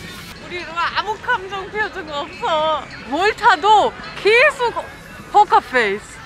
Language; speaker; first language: Korean; non-native, learner; German